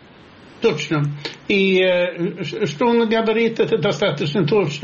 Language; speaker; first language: Russian; non-native, fluent; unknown